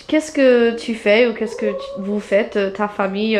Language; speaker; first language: French; non-native, fluent; English